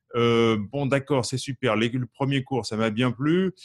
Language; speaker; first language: French; native; French